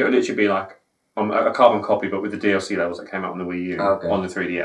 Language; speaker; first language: English; native; English